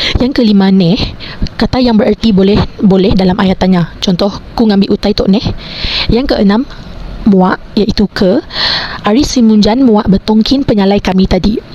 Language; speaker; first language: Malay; non-native, local second language; Iban